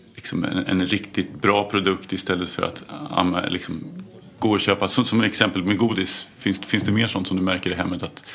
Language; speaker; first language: Swedish; native; Swedish